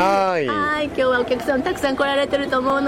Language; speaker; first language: Japanese; native; Japanese